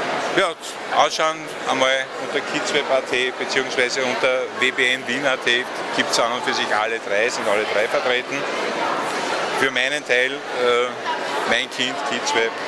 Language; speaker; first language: German; native; German